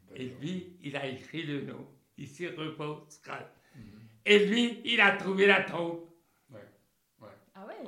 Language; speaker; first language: French; native; French